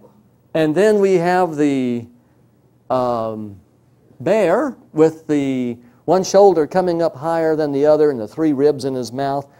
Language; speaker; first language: English; native; English